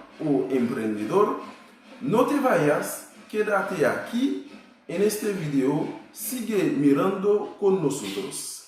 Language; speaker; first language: Spanish; non-native, fluent; Haitian Creole